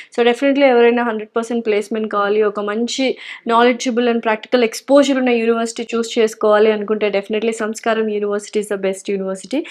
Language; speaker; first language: Telugu; native; Telugu